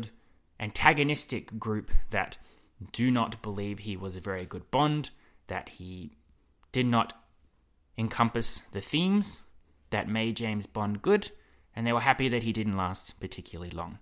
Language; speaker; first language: English; native; English